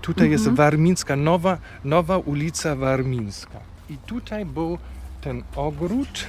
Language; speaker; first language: Polish; non-native, fluent; German